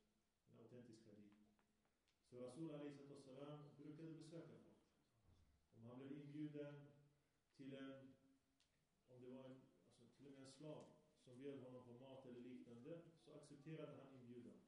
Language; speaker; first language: Swedish; early bilingual, other home language; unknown